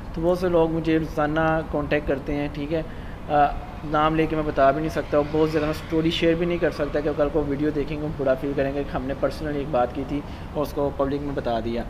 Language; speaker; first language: Urdu; non-native, local second language; Punjabi